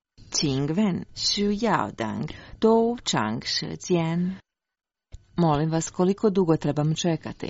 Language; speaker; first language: Croatian; native; Croatian